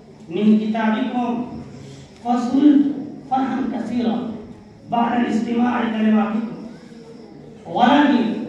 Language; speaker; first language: Arabic; non-native, fluent; Urdu